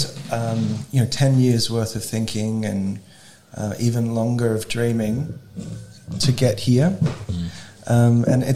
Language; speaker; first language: English; native; English